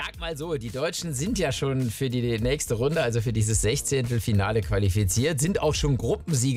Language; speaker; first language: German; native; German